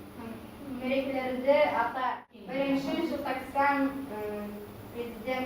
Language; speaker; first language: Kazakh; non-native, local second language; Russian